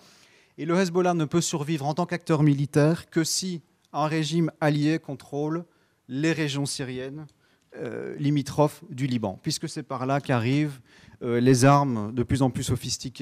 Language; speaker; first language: French; native; French